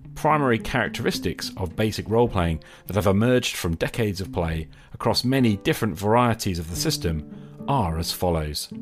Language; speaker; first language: English; native; English